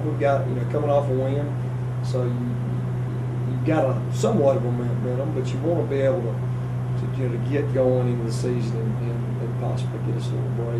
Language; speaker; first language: English; native; English